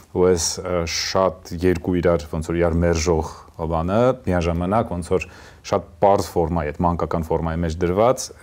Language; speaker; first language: Armenian; native; Armenian